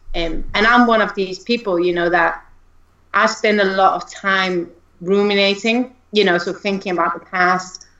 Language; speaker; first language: English; non-native, fluent; Danish